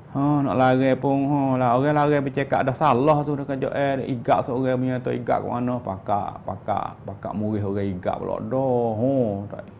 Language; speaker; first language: Malay; native; Malay